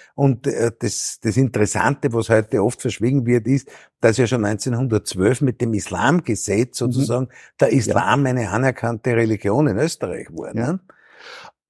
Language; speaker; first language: German; native; German